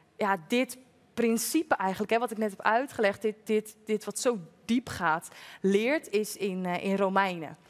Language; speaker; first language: Dutch; native; Dutch